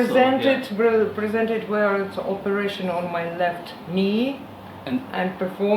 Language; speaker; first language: English; non-native, learner; Ukrainian